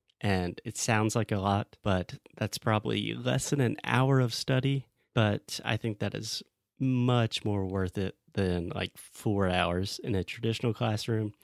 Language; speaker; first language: English; native; English